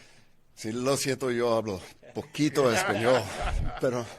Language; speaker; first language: Spanish; non-native, learner; English